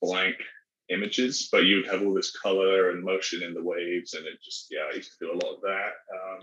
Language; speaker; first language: English; native; English